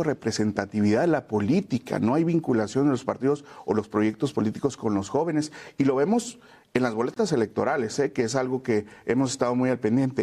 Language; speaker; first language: Spanish; native; Spanish